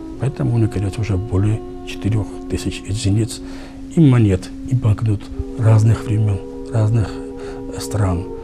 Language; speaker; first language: Russian; non-native, local second language; Georgian